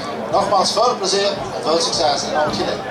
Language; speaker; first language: Dutch; native; Dutch